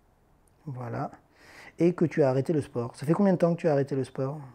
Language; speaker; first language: French; native; French